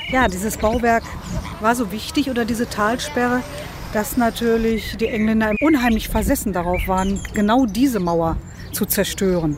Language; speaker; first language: German; native; German